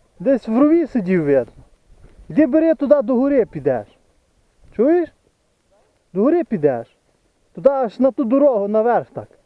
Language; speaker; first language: Ukrainian; native; Ukrainian